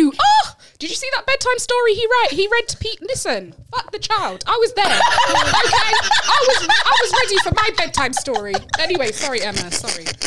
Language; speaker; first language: English; native; English